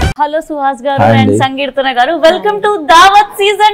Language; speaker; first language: Telugu; native; Telugu